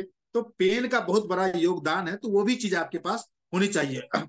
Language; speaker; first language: Hindi; native; Hindi